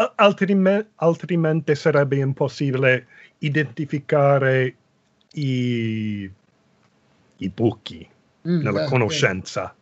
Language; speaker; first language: Italian; non-native, fluent; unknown